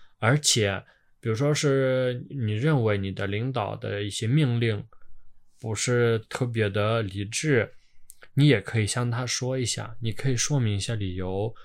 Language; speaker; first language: Chinese; non-native, fluent; Ukrainian